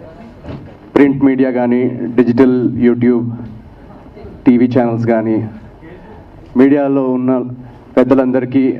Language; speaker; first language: Telugu; native; Telugu